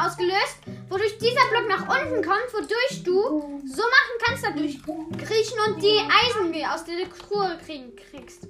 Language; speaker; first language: German; native; German